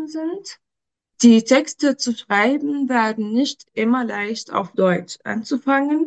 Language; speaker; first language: German; non-native, fluent; Arabic